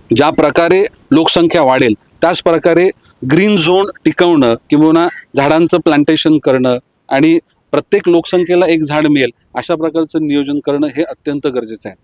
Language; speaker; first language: Marathi; native; Marathi